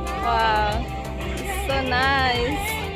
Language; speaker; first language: English; non-native, learner; Indonesian